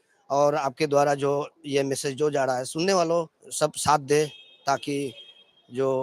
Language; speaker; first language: Hindi; non-native, local second language; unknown